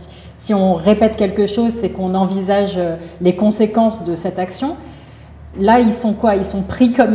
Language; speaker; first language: French; native; French